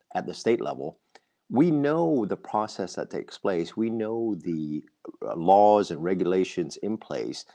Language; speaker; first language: English; non-native, fluent; Vietnamese